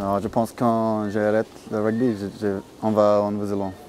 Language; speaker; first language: French; non-native, learner; English